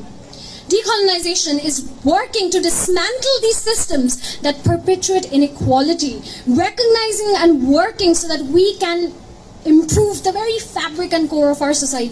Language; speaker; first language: English; non-native, local second language; Bangla